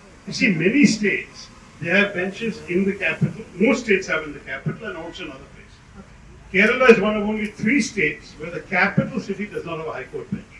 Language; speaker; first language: English; non-native, local second language; Malayalam